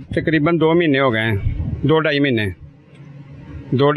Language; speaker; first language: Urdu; non-native, local second language; Punjabi